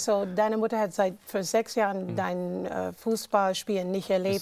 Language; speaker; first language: German; non-native, fluent; English